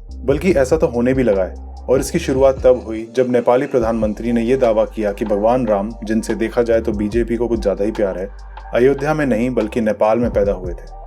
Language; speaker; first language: Hindi; native; Hindi